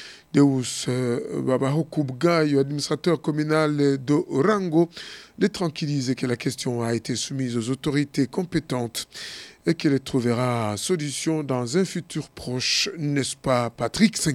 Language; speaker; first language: French; non-native, local second language; Rundi